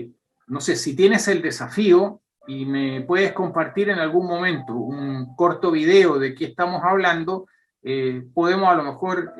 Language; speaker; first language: Spanish; native; Spanish